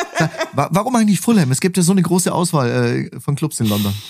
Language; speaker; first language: German; native; German